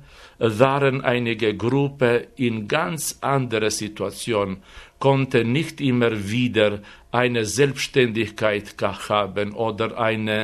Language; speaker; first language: German; non-native, fluent; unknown